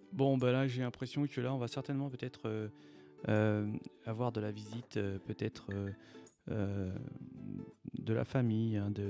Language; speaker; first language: French; native; French